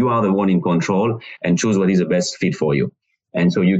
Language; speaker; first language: English; non-native, fluent; French